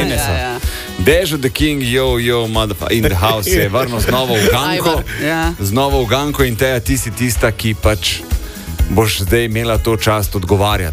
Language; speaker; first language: Slovenian; native; Slovenian